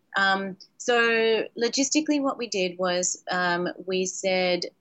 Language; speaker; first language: English; native; English